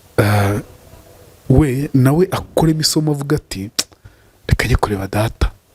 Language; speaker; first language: Kinyarwanda; native; Kinyarwanda